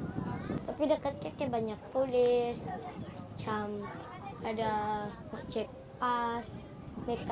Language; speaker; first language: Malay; early bilingual, other home language; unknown